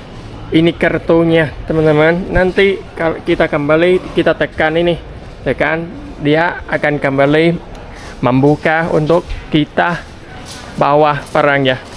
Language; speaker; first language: Indonesian; non-native, fluent; Vietnamese